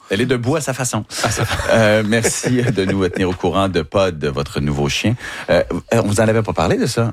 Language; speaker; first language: French; native; French